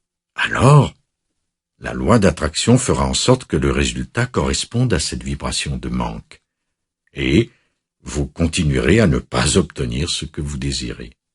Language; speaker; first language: French; native; French